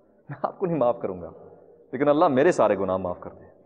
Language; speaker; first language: Urdu; early bilingual, other home language; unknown